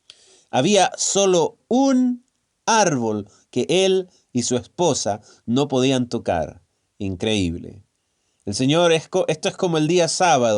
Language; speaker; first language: Spanish; native; Spanish